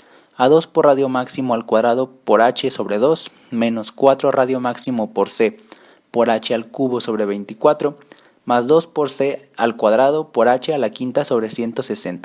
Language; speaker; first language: Spanish; native; Spanish